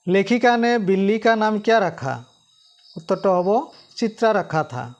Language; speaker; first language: Hindi; non-native, local second language; Assamese